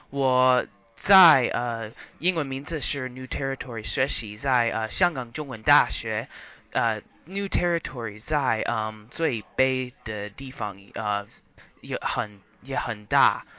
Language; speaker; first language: Chinese; non-native, learner; English